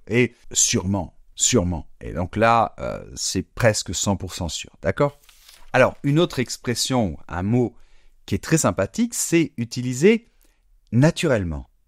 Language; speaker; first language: French; native; French